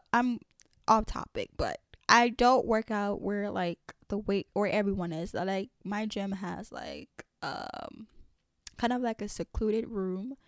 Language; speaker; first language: English; early bilingual, other home language; French